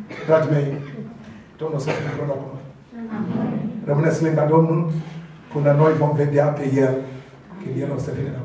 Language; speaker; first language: Romanian; non-native, learner; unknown